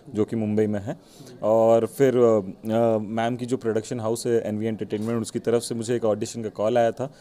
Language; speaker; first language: Hindi; non-native, local second language; Odia